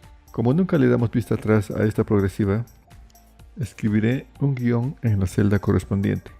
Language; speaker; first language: Spanish; native; Spanish